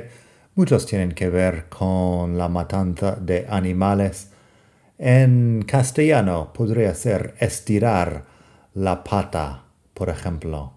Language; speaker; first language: Spanish; non-native, fluent; English